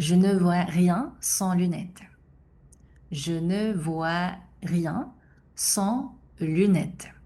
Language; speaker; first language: French; non-native, fluent; Korean